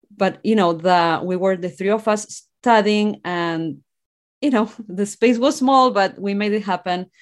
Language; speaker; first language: English; non-native, fluent; Spanish